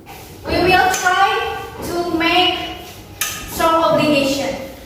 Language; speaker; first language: English; non-native, fluent; Indonesian